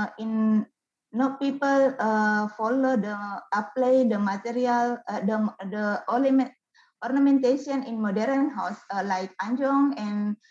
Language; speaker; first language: English; non-native, learner; Indonesian